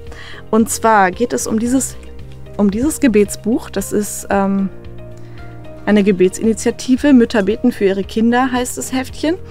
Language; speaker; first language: German; native; German